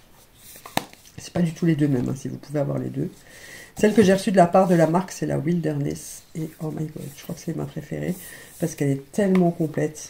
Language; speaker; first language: French; native; French